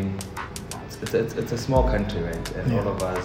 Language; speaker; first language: English; non-native, local second language; Tswana